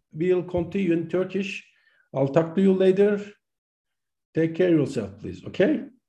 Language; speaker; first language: English; non-native, fluent; Turkish